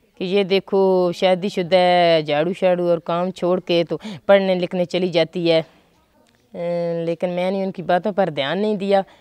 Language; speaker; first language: Urdu; non-native, local second language; Punjabi